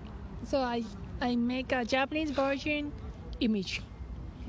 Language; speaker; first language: English; non-native, fluent; Japanese